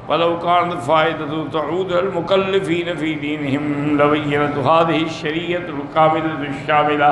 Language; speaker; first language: Arabic; non-native, fluent; Urdu